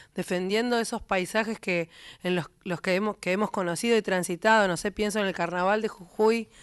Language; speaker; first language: Spanish; native; Spanish